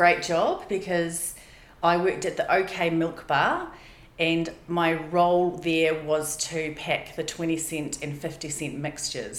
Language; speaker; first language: English; native; English